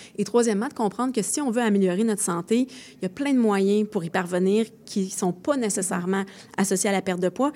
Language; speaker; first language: French; native; French